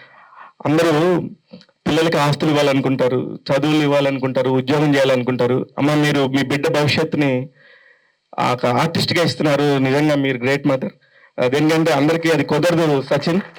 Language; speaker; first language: Telugu; native; Telugu